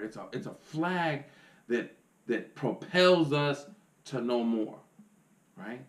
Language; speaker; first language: English; native; English